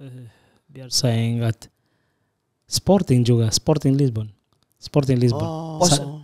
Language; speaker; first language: Indonesian; non-native, fluent; Portuguese